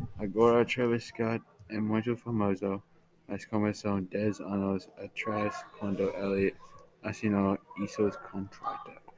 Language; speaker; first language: Portuguese; non-native, learner; Spanish